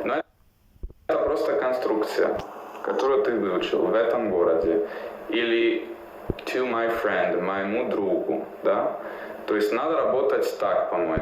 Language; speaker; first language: Russian; non-native, fluent; Italian